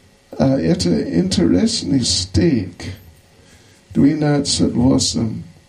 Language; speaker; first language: Russian; non-native, learner; English